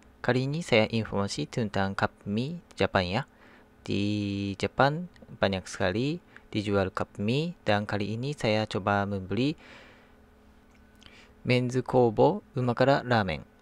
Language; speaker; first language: Indonesian; non-native, learner; Japanese